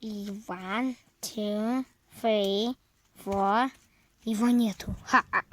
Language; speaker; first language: Russian; native; Russian